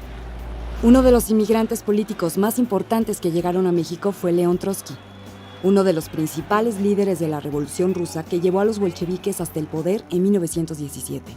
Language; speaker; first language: Spanish; native; Spanish